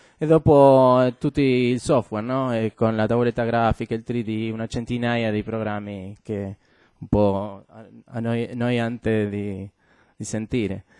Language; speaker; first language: Italian; non-native, learner; Spanish